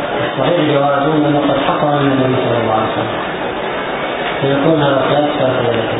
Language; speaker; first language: Arabic; native; Arabic